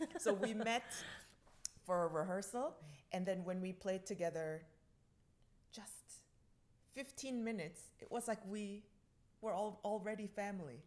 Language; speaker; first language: English; early bilingual, other home language; Korean